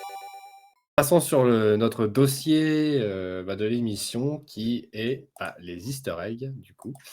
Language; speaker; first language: French; native; French